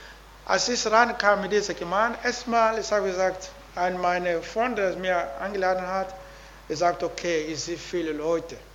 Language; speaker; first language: German; non-native, learner; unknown